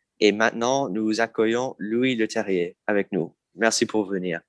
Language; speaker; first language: French; non-native, fluent; English